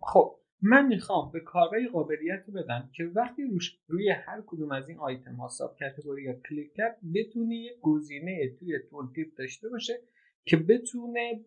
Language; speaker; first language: Persian; native; Persian